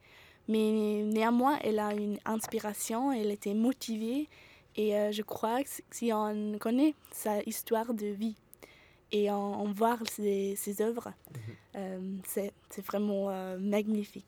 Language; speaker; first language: French; non-native, fluent; German